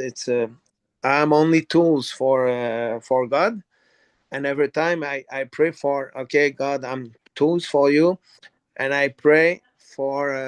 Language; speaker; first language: English; non-native, learner; French